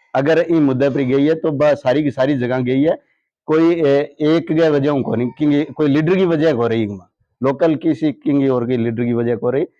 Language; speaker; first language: Hindi; native; Hindi